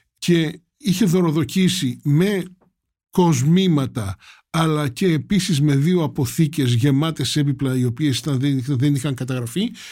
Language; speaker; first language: Greek; native; Greek